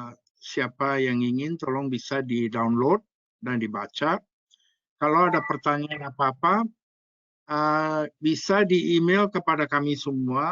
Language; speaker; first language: Indonesian; non-native, fluent; English